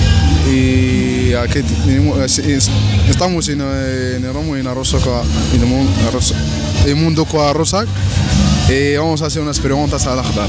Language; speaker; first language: Spanish; non-native, learner; Arabic